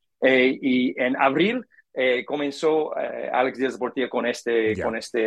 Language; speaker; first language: Spanish; non-native, learner; English